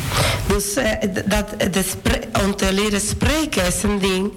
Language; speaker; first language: Dutch; non-native, fluent; Spanish